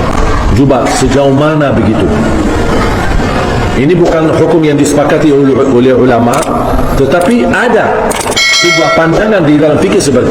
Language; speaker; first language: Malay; non-native, fluent; Arabic